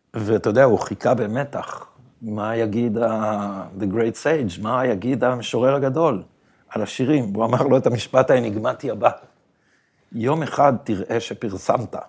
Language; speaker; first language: Hebrew; native; Hebrew